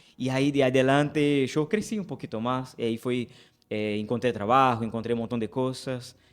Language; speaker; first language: Spanish; non-native, fluent; Portuguese